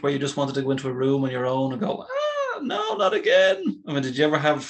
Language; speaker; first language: English; native; English